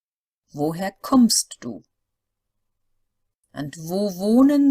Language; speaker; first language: German; non-native, fluent; English